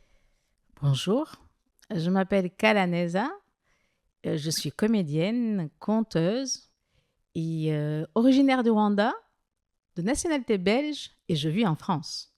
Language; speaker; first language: French; non-native, local second language; Kinyarwanda